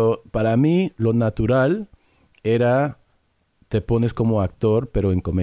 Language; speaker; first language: Spanish; early bilingual, heritage; English